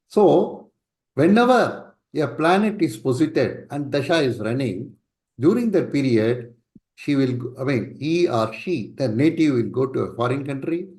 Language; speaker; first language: English; non-native, local second language; Tamil